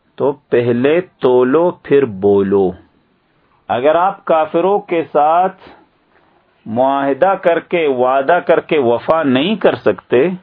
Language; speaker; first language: Urdu; native; Urdu